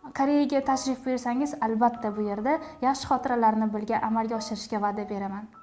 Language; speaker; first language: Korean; non-native, fluent; Uzbek